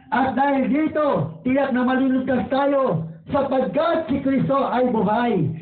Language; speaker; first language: Filipino; non-native, local second language; Waray